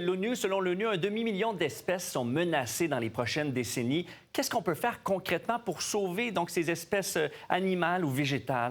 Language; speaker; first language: French; native; French